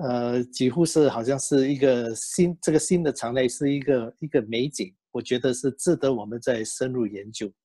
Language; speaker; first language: Chinese; native; Chinese